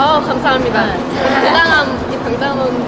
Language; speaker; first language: Korean; non-native, fluent; Thai